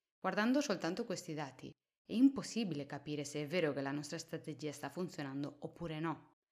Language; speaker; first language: Italian; non-native, fluent; Spanish